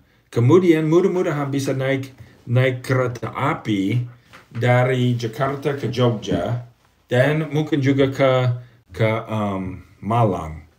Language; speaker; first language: Indonesian; non-native, fluent; English